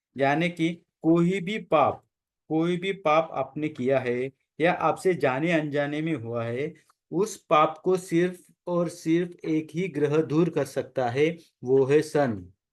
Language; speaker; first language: Hindi; non-native, local second language; Marathi